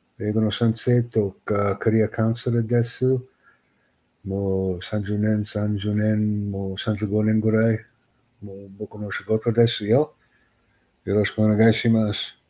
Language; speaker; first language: Japanese; non-native, learner; English